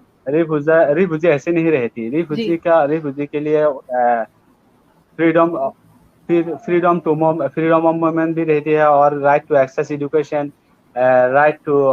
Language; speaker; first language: Hindi; non-native, learner; Rohingya